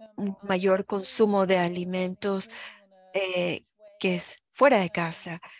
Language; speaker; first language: Spanish; non-native, fluent; German